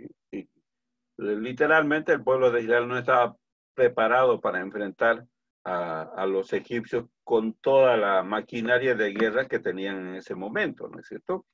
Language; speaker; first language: Spanish; native; Spanish